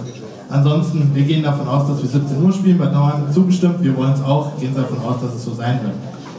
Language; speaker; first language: German; native; German